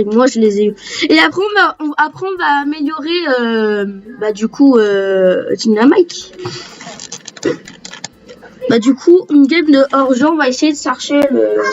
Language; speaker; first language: French; native; French